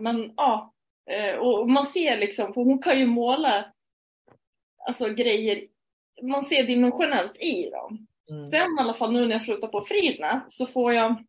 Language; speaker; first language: Swedish; native; Swedish